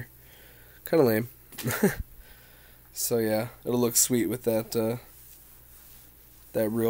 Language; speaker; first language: English; native; English